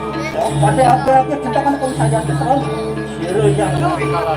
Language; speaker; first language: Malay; non-native, local second language; Balinese